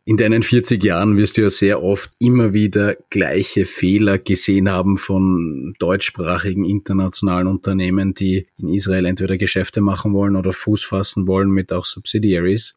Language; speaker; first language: German; native; German